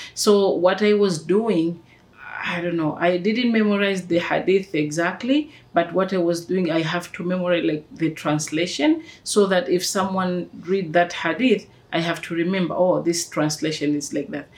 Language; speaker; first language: English; non-native, local second language; Swahili